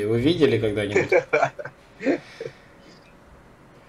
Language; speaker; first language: Russian; native; Russian